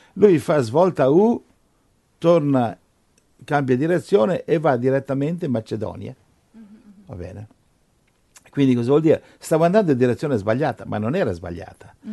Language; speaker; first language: Italian; non-native, fluent; English